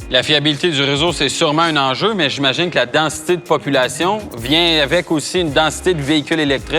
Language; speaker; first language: French; native; French